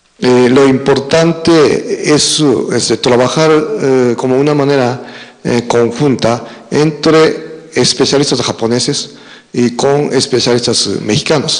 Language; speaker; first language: Spanish; non-native, fluent; Japanese